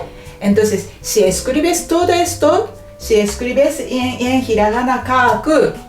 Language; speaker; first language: Spanish; non-native, fluent; Japanese